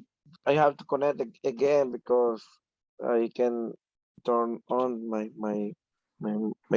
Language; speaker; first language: English; non-native, learner; Spanish